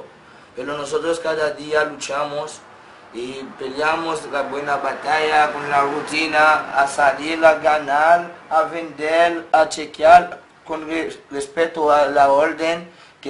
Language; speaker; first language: Spanish; non-native, fluent; Haitian Creole